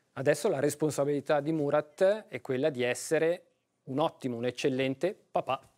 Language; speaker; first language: Italian; native; Italian